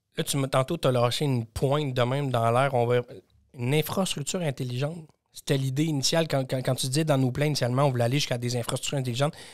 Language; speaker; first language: French; native; French